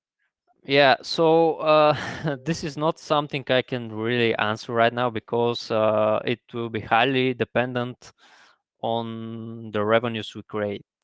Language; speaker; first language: English; non-native, fluent; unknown